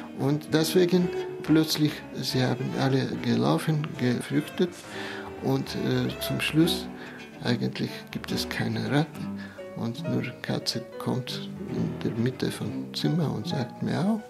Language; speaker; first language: German; non-native, fluent; Russian